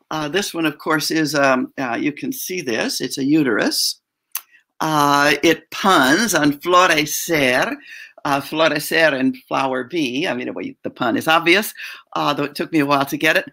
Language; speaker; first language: English; native; English